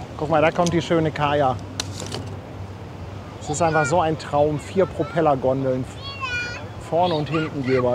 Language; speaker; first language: German; native; German